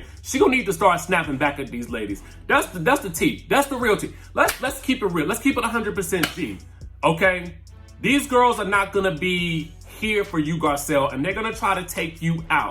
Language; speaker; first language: English; native; English